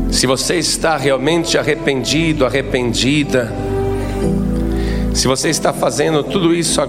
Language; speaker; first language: Portuguese; native; Portuguese